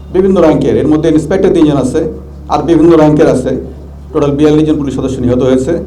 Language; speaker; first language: Bangla; native; Bangla